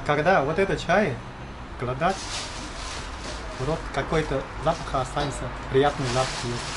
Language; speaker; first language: Russian; non-native, learner; Chinese